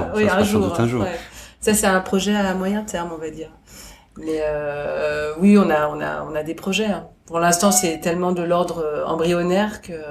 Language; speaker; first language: French; native; French